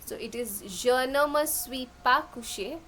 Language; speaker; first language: French; non-native, fluent; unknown